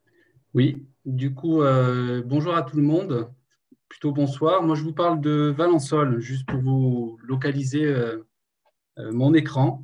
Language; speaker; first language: French; native; French